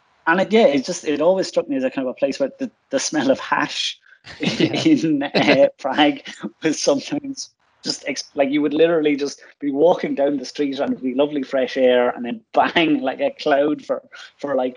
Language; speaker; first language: English; native; English